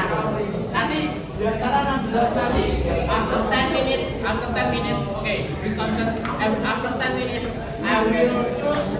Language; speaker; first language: English; non-native, learner; Indonesian